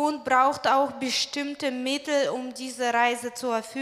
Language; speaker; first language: German; non-native, fluent; Russian